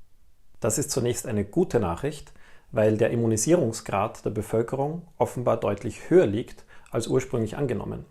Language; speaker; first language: German; native; German